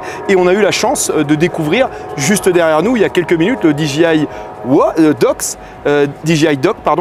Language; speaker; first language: French; native; French